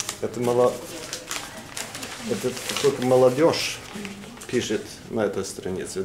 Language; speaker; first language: Russian; non-native, fluent; Norwegian